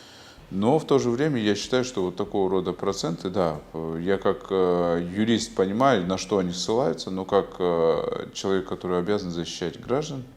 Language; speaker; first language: Russian; native; Russian